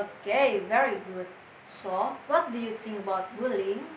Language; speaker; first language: English; non-native, learner; Indonesian